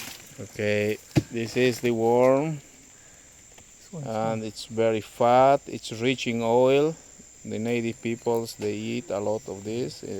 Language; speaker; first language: English; non-native, learner; Spanish